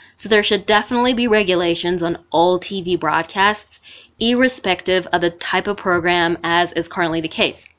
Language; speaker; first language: English; non-native, fluent; Persian